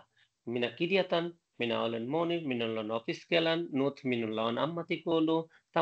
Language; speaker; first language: Finnish; non-native, learner; Bangla